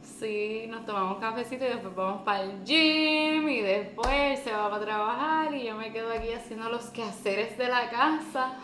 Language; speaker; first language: Spanish; native; Spanish